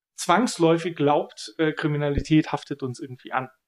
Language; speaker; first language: German; early bilingual, other home language; Bulgarian